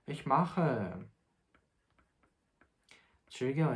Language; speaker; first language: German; non-native, fluent; Korean